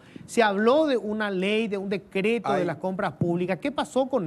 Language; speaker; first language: Spanish; native; Spanish